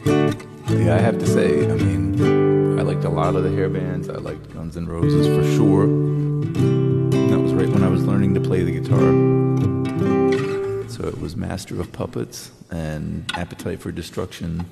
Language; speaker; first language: English; native; English